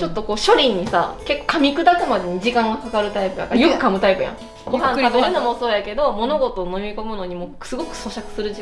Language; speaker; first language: Japanese; native; Japanese